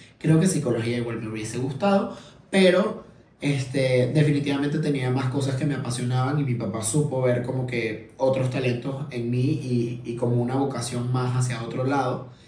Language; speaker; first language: Spanish; native; Spanish